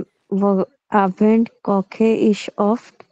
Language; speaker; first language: German; non-native, learner; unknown